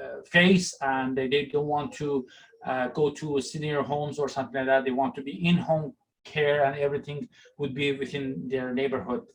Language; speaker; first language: English; non-native, fluent; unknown